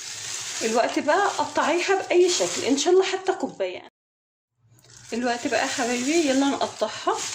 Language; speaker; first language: Arabic; native; Arabic